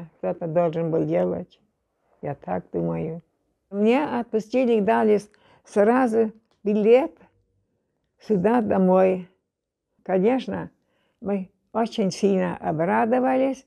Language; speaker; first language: Russian; non-native, local second language; German